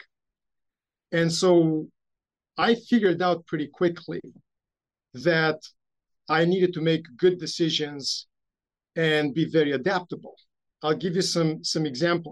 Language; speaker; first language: English; early bilingual, other home language; Romanian